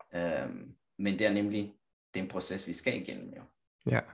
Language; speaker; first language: Danish; non-native, fluent; Italian